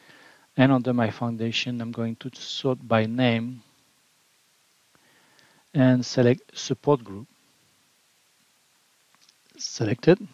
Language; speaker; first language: English; non-native, fluent; French